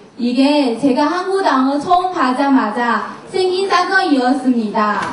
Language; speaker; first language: Korean; non-native, learner; Chinese